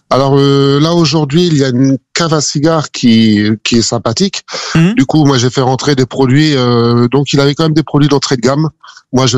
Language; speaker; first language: French; native; French